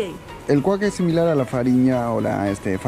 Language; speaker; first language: Spanish; native; Spanish